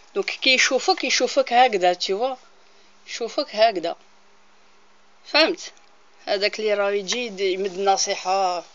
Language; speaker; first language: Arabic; native; Arabic